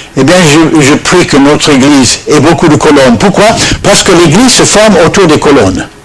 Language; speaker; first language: French; non-native, fluent; English